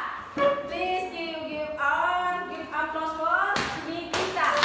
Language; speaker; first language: English; non-native, learner; Indonesian